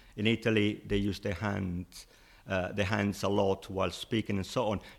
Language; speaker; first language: English; non-native, fluent; Italian